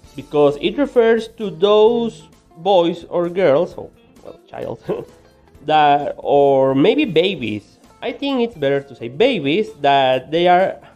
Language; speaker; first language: English; non-native, fluent; Spanish